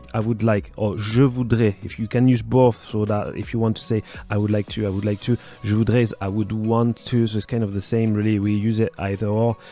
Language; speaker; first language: English; native; English